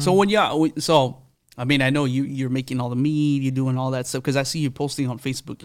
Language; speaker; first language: English; early bilingual, other home language; Spanish